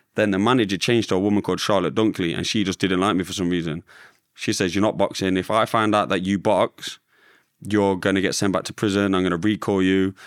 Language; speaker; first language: English; native; English